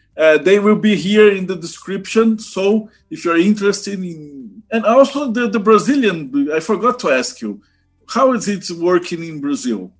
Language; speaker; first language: English; non-native, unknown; Portuguese